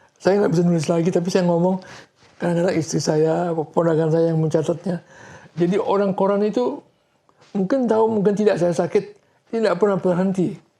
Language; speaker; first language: Indonesian; non-native, local second language; Balinese